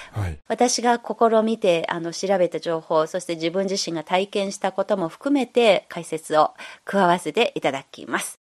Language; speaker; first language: Japanese; non-native, fluent; Chinese